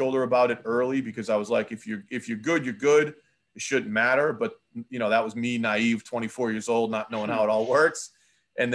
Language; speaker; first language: English; native; English